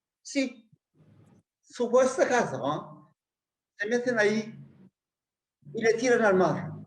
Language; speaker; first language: Spanish; non-native, fluent; Persian